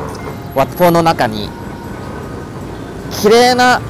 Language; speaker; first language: Japanese; non-native, learner; Thai